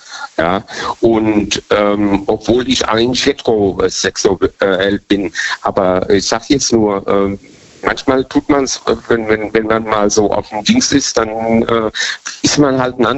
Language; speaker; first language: German; native; German